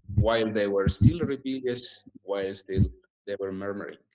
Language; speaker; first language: English; non-native, local second language; Amharic